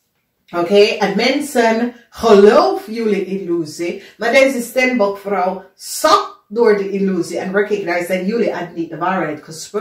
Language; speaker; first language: Dutch; non-native, fluent; English